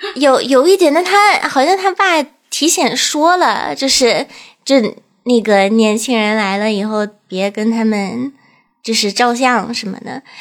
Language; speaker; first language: Chinese; non-native, fluent; English